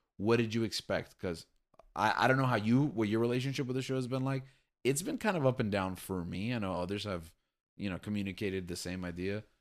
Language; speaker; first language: English; native; English